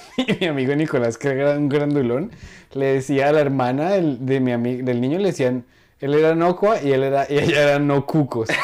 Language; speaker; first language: Spanish; native; Spanish